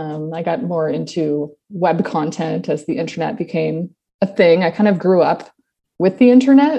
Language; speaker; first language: English; native; English